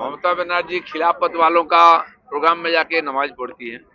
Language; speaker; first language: Hindi; non-native, local second language; Bangla